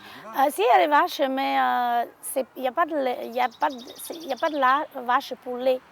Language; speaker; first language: French; non-native, learner; Hmong